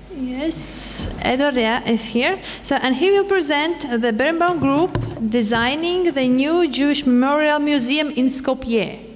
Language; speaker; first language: English; non-native, fluent; Russian